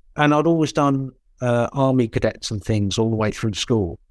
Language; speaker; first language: English; native; English